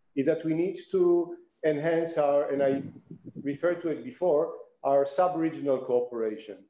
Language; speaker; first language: English; non-native, fluent; Hebrew